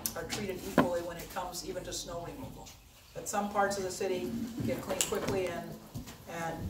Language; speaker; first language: English; native; English